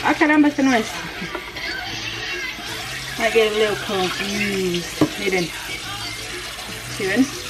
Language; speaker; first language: Spanish; early bilingual, heritage; Spanish